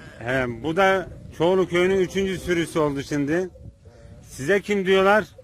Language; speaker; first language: Turkish; native; Turkish